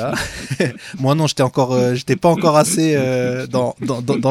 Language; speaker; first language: French; native; French